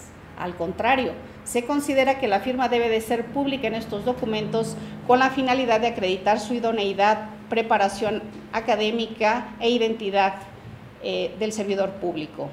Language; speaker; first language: Spanish; native; Spanish